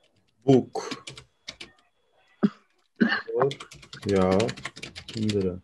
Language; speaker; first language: Dutch; non-native, fluent; Turkish